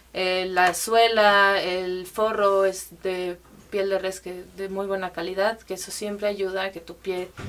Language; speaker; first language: Spanish; native; Spanish